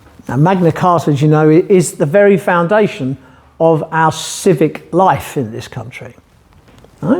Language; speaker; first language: English; native; English